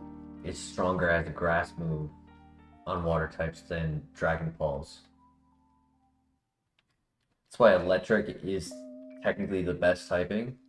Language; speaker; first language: English; native; English